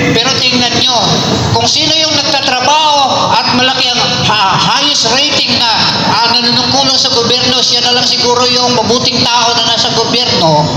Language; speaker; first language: Filipino; non-native, local second language; Cebuano